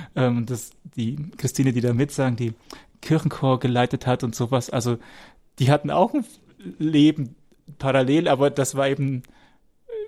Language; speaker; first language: German; native; German